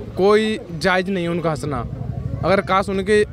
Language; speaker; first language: Hindi; native; Hindi